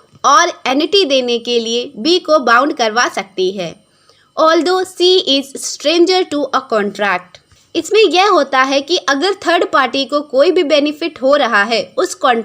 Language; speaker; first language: Hindi; native; Hindi